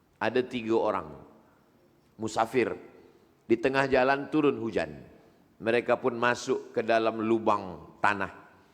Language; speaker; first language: Malay; native; Malay